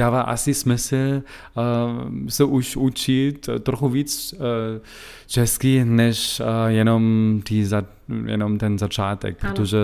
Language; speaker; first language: Czech; non-native, learner; German